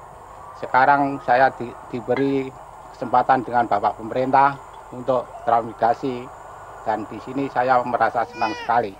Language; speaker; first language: Indonesian; non-native, local second language; Javanese